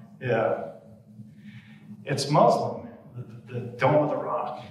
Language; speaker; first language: English; native; English